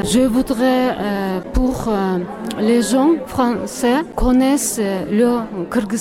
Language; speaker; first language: French; non-native, learner; Kyrgyz